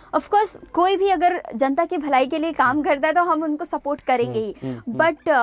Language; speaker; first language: Hindi; native; Hindi